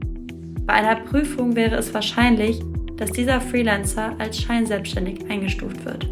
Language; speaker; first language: German; native; German